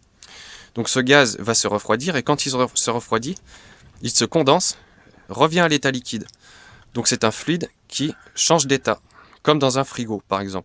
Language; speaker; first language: French; native; French